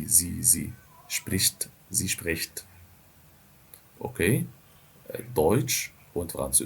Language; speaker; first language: German; non-native, fluent; Arabic